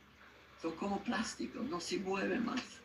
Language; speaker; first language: Spanish; non-native, learner; German